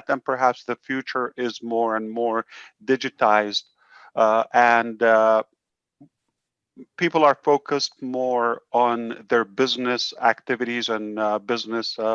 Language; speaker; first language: English; non-native, fluent; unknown